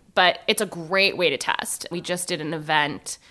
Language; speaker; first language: English; native; English